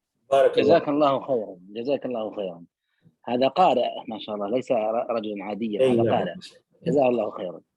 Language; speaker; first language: Arabic; native; Arabic